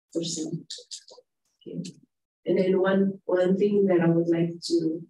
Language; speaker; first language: English; non-native, fluent; Indonesian